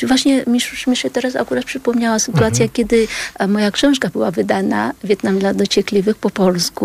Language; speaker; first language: Polish; early bilingual, other home language; Vietnamese